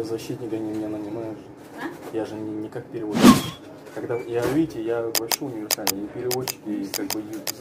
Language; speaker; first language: Russian; non-native, local second language; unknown